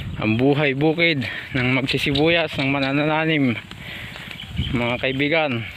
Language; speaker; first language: Filipino; non-native, local second language; Iloko